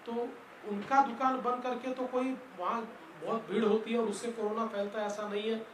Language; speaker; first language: Hindi; non-native, local second language; Marathi